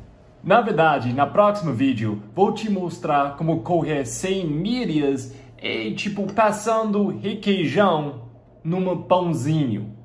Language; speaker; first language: Portuguese; non-native, fluent; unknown